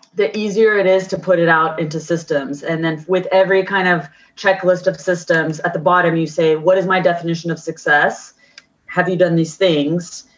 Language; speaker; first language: English; native; English